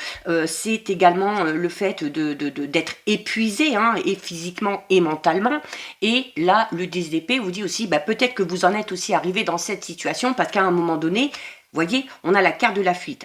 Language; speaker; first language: French; native; French